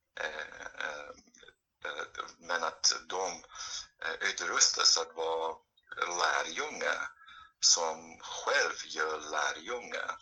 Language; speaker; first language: Swedish; non-native, fluent; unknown